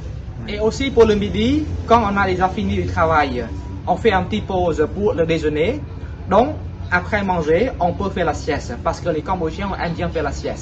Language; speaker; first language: French; non-native, fluent; Khmer